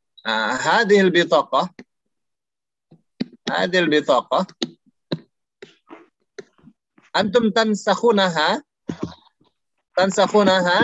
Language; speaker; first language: Arabic; non-native, fluent; Indonesian